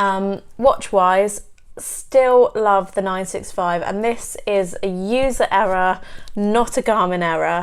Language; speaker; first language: English; native; English